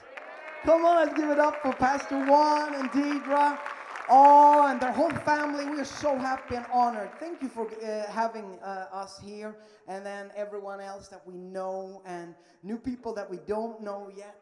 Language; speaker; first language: English; non-native, fluent; Swedish